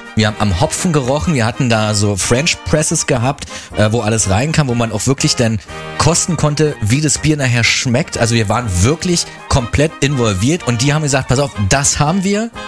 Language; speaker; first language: German; native; German